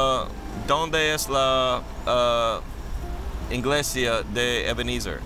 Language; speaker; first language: Spanish; non-native, learner; English